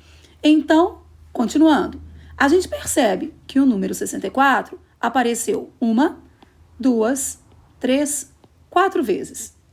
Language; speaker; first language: Portuguese; native; Portuguese